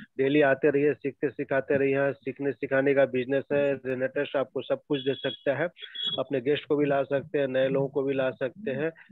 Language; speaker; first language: Hindi; native; Hindi